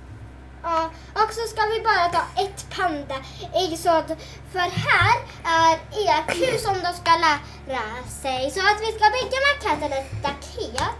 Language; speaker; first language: Swedish; native; Swedish